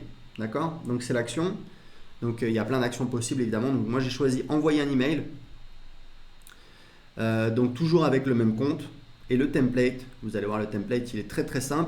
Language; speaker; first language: French; native; French